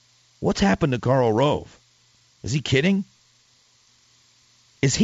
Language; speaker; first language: English; native; English